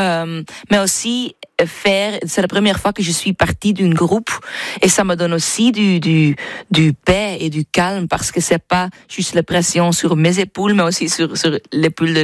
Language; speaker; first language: French; non-native, learner; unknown